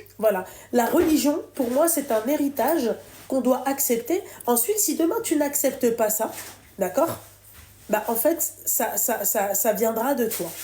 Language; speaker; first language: French; native; French